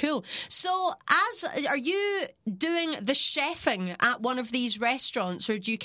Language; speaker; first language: English; native; English